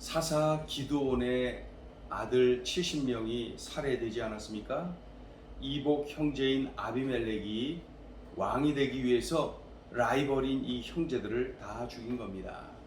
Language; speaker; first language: Korean; native; Korean